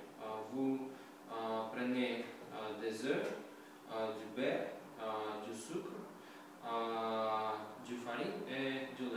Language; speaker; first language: French; non-native, learner; Russian